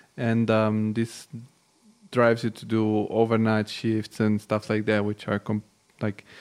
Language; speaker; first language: English; non-native, fluent; Bulgarian